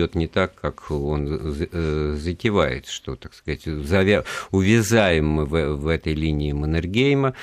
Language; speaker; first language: Russian; native; Russian